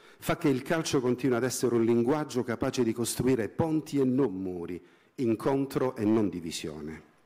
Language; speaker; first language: Italian; native; Italian